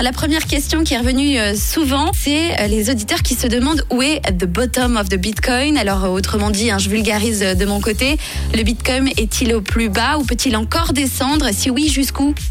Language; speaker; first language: French; native; French